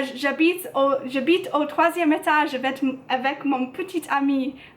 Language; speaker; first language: French; non-native, learner; English